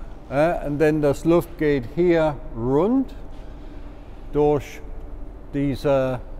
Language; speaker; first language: German; non-native, fluent; English